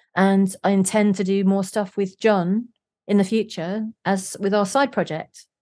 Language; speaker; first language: English; native; English